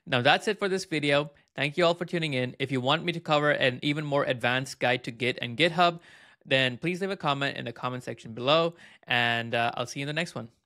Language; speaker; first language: English; native; English